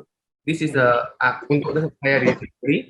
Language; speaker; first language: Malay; non-native, local second language; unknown